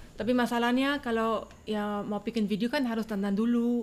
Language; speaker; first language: Indonesian; non-native, fluent; German